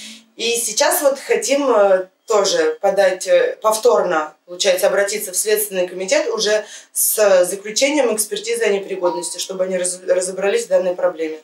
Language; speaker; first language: Russian; native; Russian